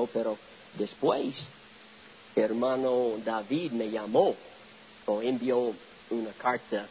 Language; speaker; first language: Spanish; non-native, learner; English